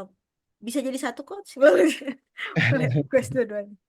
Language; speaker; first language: Indonesian; native; Indonesian